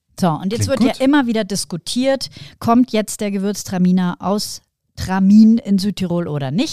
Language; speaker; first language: German; native; German